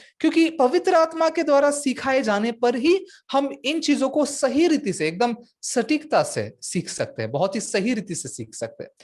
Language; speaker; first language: Hindi; non-native, local second language; Marathi